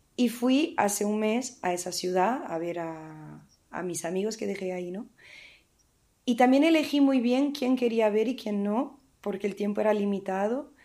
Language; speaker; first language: Spanish; early bilingual, heritage; Spanish